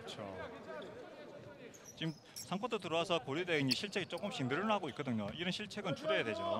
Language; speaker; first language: Korean; native; Korean